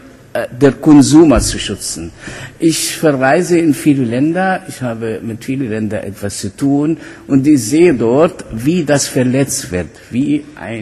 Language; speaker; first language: German; non-native, fluent; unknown